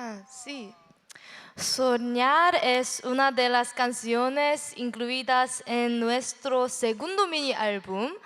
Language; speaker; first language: Spanish; non-native, learner; English